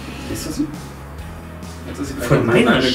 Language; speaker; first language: German; native; German